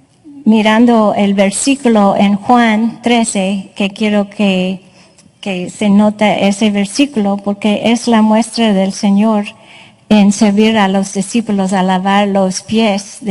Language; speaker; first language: Spanish; non-native, fluent; English